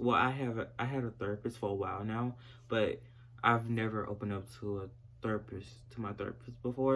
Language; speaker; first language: English; native; English